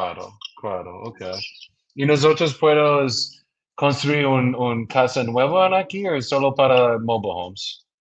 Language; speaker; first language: Spanish; non-native, learner; English